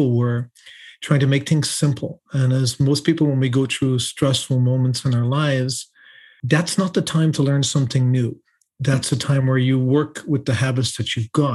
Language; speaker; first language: English; native; English